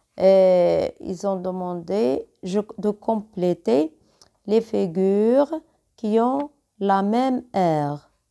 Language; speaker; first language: French; non-native, local second language; Arabic